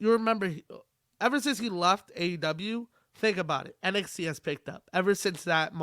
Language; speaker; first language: English; native; English